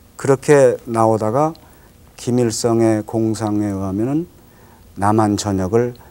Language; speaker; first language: Korean; native; Korean